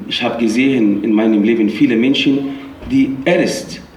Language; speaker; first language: German; non-native, fluent; Arabic